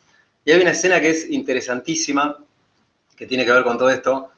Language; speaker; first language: Spanish; native; Spanish